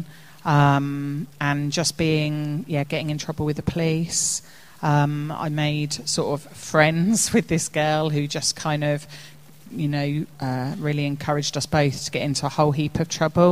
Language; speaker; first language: English; native; English